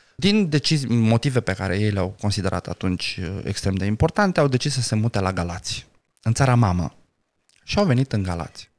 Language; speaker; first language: Romanian; non-native, local second language; Romany